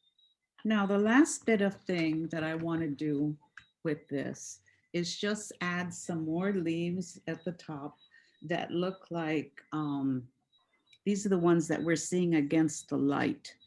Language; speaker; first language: English; native; English